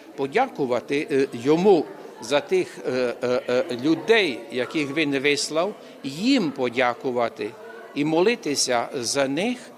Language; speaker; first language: Ukrainian; early bilingual, heritage; Ukrainian